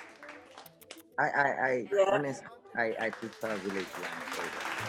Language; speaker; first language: English; non-native, local second language; Mandingo